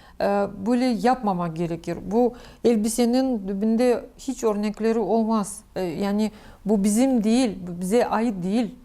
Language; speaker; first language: Turkish; non-native, learner; Crimean Tatar